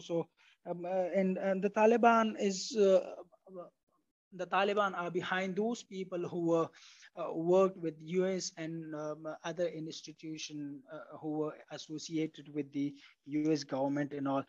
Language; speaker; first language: English; non-native, fluent; Pashto